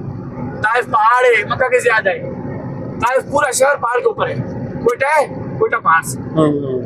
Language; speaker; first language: Hindi; non-native, learner; Baluchi